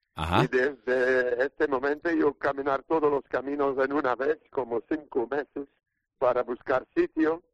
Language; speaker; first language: Spanish; non-native, learner; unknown